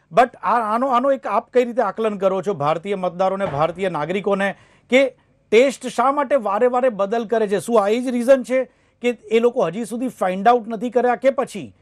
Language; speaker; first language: Gujarati; native; Gujarati